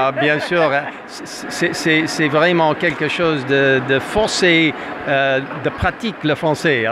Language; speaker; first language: French; non-native, fluent; English